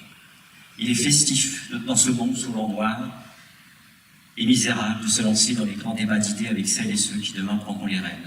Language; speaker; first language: French; native; French